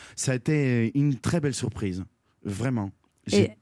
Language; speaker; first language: French; non-native, fluent; Spanish